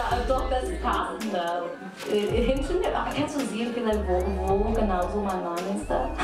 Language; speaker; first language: German; non-native, learner; Cantonese